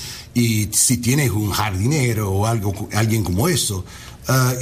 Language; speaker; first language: Spanish; non-native, learner; English